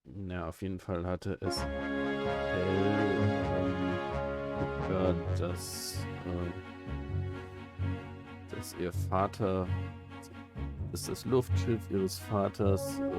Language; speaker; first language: German; native; German